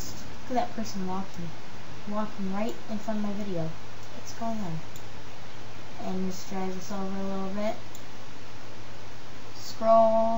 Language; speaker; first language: English; native; English